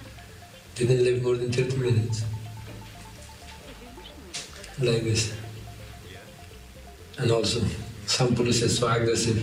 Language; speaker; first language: English; non-native, learner; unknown